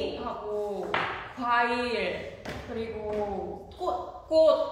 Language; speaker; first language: Korean; non-native, fluent; Indonesian